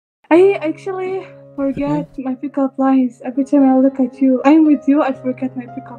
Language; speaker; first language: English; non-native, learner; Arabic